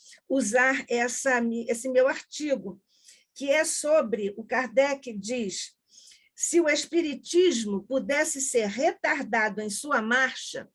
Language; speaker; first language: Portuguese; native; Portuguese